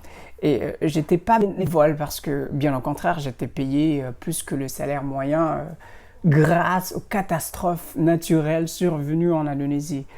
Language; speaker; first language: French; non-native, fluent; Indonesian